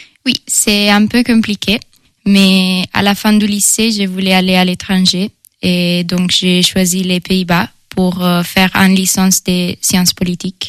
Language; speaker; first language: French; non-native, fluent; Italian